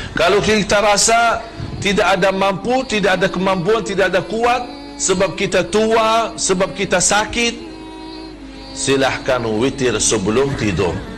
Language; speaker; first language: Malay; non-native, fluent; Arabic